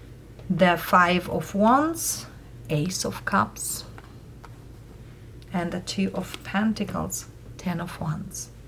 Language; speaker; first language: English; non-native, fluent; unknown